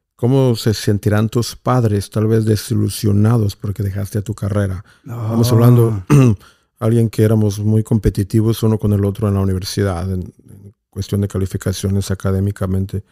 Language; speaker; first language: Spanish; native; Spanish